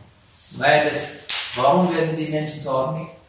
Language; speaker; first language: German; non-native, learner; Sinhala